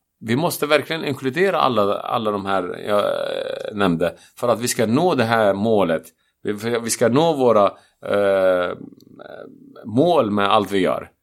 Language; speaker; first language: Swedish; non-native, fluent; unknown